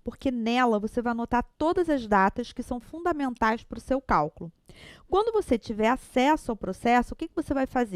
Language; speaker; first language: Portuguese; native; Portuguese